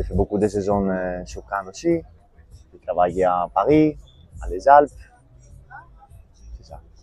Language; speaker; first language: French; non-native, learner; Greek